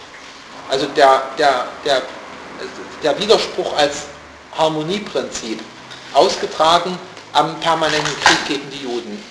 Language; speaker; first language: German; native; German